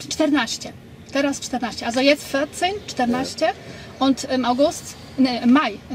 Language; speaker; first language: German; non-native, fluent; Polish